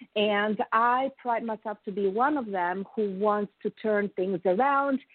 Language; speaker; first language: English; non-native, fluent; Italian